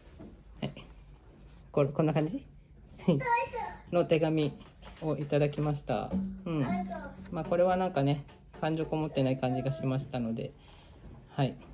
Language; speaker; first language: Japanese; native; Japanese